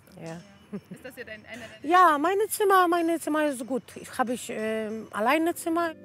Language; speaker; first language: German; non-native, learner; Polish